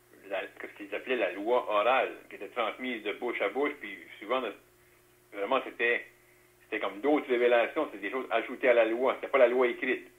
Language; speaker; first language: French; native; French